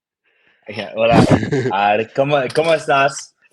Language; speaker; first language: Spanish; non-native, learner; English